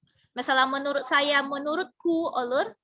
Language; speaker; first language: Indonesian; non-native, fluent; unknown